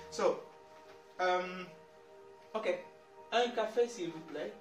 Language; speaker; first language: French; non-native, learner; English